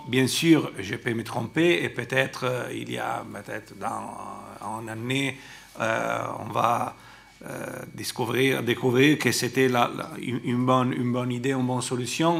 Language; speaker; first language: French; non-native, fluent; Italian